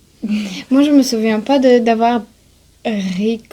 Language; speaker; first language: French; non-native, fluent; Bulgarian